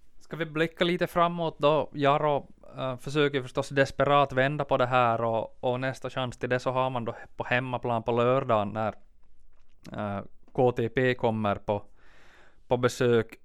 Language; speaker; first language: Swedish; native; Swedish